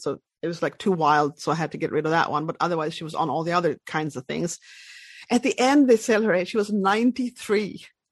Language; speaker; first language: English; non-native, fluent; Swedish